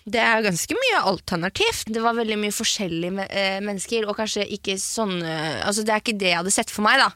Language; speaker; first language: Norwegian; early bilingual, other home language; French